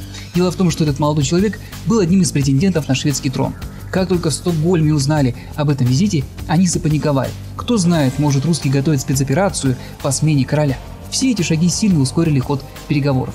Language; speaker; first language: Russian; native; Russian